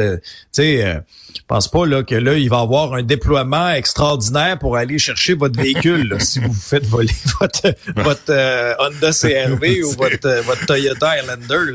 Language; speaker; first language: French; native; French